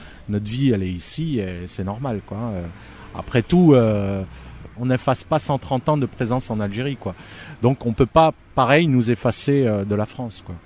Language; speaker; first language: French; early bilingual, other home language; Arabic